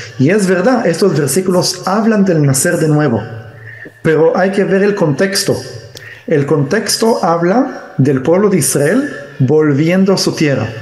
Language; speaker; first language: Spanish; early bilingual, heritage; Spanish